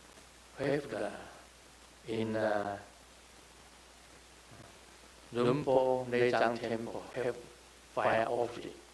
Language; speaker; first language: English; non-native, learner; Chinese